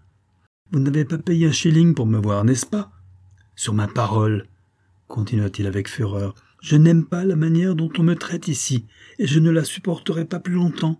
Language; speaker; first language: French; native; French